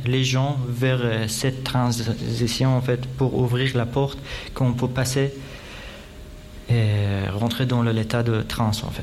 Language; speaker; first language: French; non-native, fluent; Persian